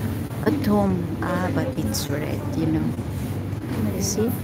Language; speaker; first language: English; non-native, local second language; Filipino